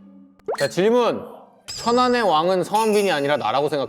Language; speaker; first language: Korean; native; Korean